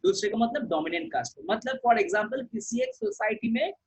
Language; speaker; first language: Hindi; non-native, local second language; Bangla